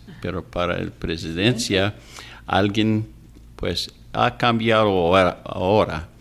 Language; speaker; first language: Spanish; non-native, fluent; English